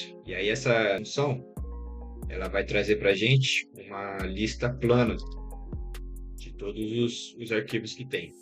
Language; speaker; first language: Portuguese; native; Portuguese